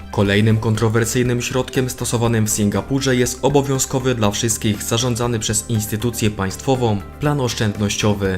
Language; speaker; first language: Polish; native; Polish